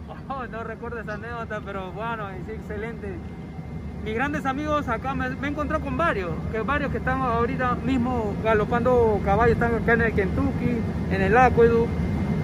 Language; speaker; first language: Spanish; native; Spanish